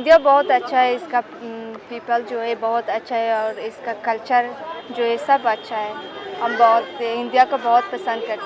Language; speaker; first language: Hindi; non-native, learner; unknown